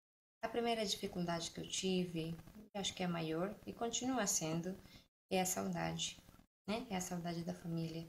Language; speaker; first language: Portuguese; non-native, fluent; Spanish